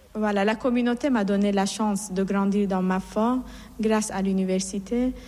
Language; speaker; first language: French; non-native, fluent; Persian